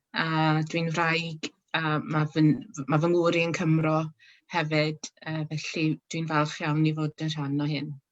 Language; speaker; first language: Welsh; non-native, local second language; English